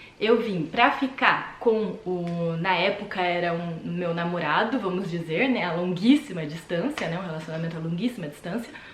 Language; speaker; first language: Portuguese; native; Portuguese